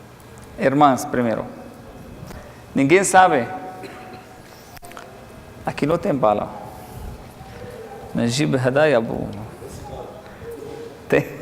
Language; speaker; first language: Portuguese; non-native, fluent; Arabic